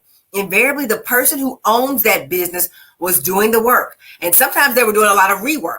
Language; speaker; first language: English; native; English